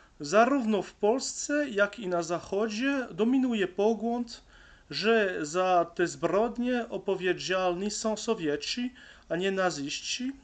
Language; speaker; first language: Polish; non-native, learner; French